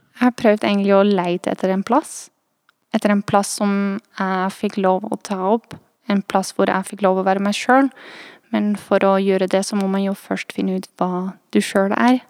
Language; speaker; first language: Norwegian; non-native, fluent; Dutch